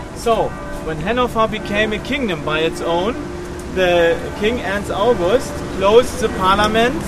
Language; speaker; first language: English; non-native, fluent; German